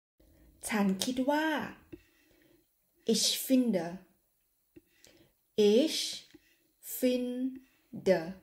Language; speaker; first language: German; non-native, fluent; Thai